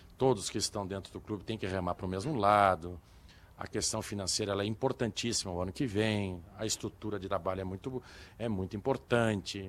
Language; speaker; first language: Portuguese; native; Portuguese